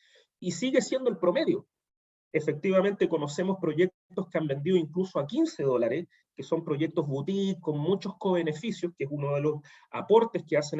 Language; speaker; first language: Spanish; native; Spanish